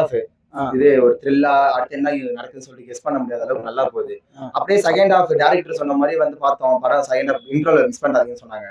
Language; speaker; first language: Tamil; native; Tamil